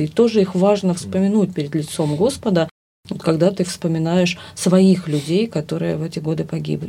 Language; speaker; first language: Russian; native; Russian